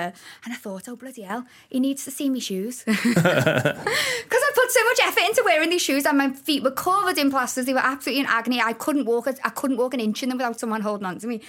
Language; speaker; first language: English; native; English